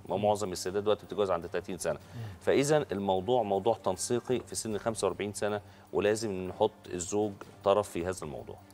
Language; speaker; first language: Egyptian Arabic; native; Egyptian Arabic